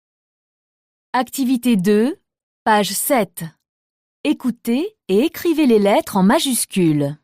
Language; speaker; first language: French; native; French